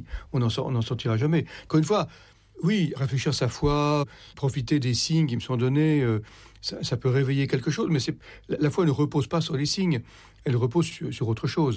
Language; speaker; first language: French; native; French